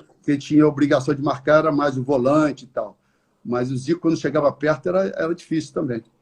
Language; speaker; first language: Portuguese; native; Portuguese